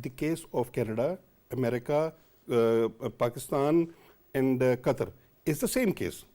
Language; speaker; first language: English; non-native, local second language; Urdu